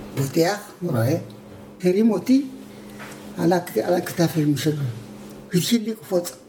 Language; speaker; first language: Hebrew; non-native, fluent; Amharic